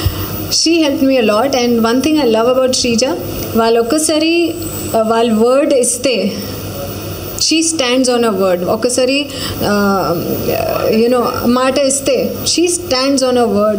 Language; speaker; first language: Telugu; non-native, learner; Hindi